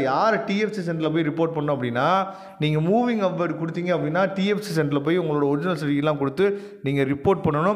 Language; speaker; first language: Tamil; native; Tamil